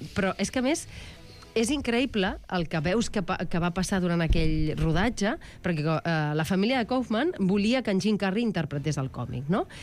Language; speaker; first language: Catalan; native; Catalan